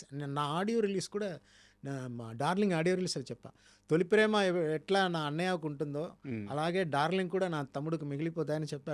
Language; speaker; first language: Telugu; non-native, fluent; Tamil